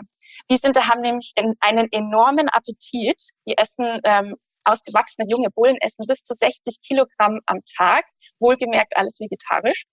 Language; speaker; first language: German; native; German